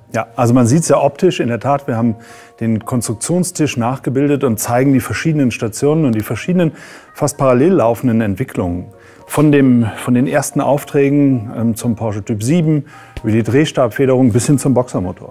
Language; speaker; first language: German; native; German